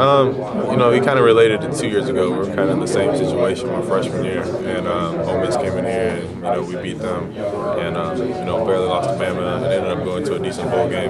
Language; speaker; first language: English; native; English